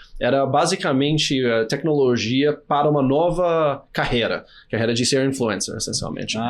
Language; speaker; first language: Portuguese; non-native, fluent; English